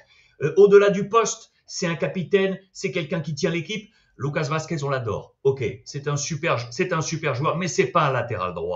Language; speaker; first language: French; native; French